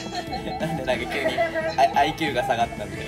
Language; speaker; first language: Japanese; native; Japanese